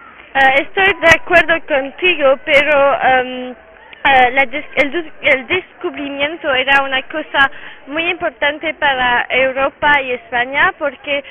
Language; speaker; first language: Spanish; non-native, learner; French